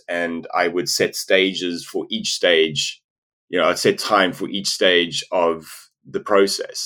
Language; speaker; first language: English; non-native, local second language; Afrikaans